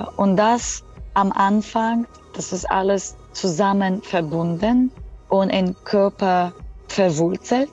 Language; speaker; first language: German; non-native, fluent; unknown